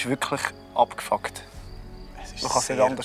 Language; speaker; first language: German; native; German